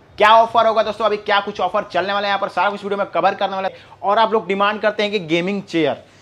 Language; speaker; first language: Hindi; native; Hindi